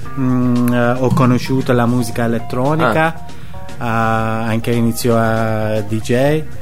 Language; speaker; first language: Italian; non-native, learner; Persian